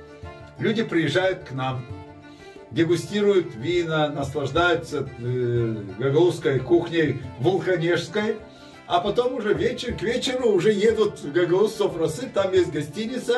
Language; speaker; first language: Russian; non-native, local second language; Gagauz